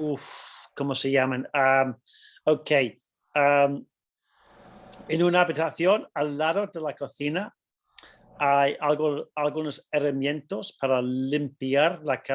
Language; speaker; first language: Spanish; non-native, fluent; English